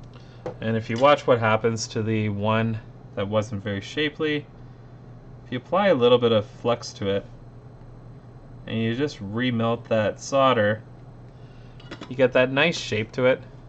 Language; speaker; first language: English; native; English